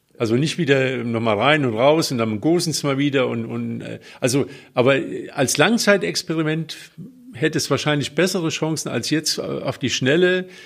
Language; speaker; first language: German; native; German